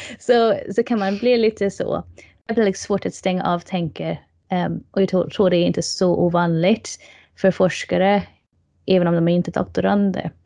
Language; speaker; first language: Swedish; non-native, fluent; English